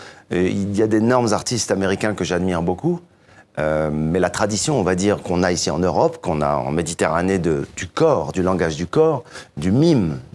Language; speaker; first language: French; native; French